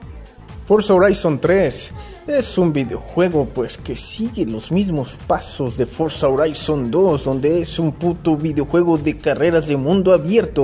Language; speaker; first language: Spanish; native; Spanish